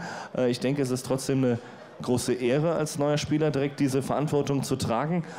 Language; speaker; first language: German; native; German